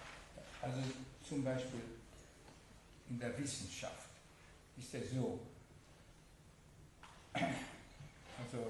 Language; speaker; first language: German; non-native, fluent; Hungarian